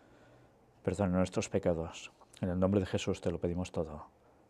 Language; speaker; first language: Spanish; native; Spanish